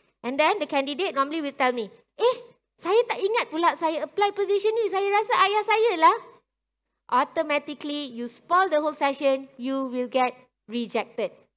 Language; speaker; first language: English; non-native, local second language; Malay